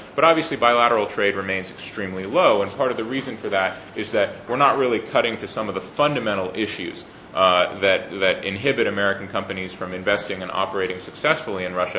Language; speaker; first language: English; native; English